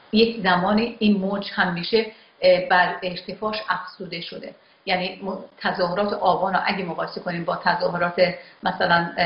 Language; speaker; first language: Persian; non-native, local second language; Azerbaijani